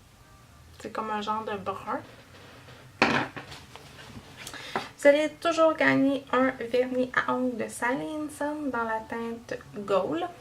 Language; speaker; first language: French; native; French